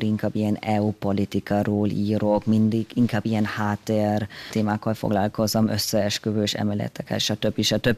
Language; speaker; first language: Hungarian; non-native, fluent; German